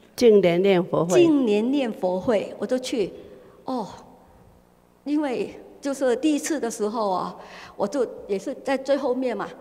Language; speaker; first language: Chinese; non-native, fluent; Cantonese